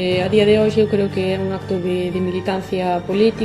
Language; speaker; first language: Galician; non-native, local second language; Spanish